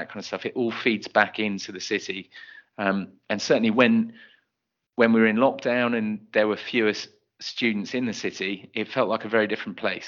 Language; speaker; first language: English; native; English